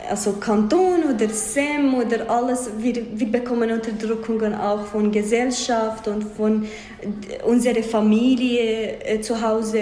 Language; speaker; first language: German; non-native, fluent; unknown